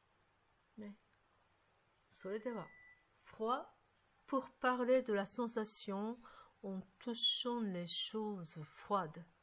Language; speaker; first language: French; non-native, fluent; Japanese